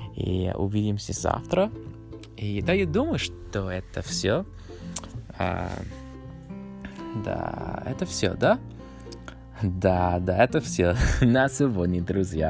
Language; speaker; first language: Russian; non-native, learner; English